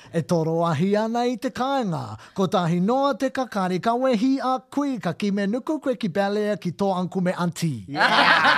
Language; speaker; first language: Māori; non-native, local second language; English